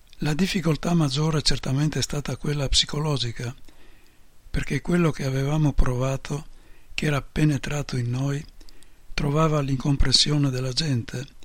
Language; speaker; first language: Italian; native; Italian